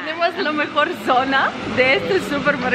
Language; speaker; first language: Spanish; non-native, fluent; Ukrainian